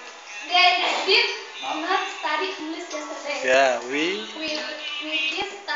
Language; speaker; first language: English; non-native, learner; Indonesian